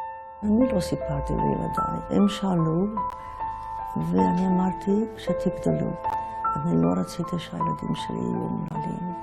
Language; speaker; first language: Hebrew; non-native, fluent; Yiddish